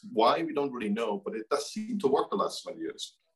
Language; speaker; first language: English; non-native, fluent; German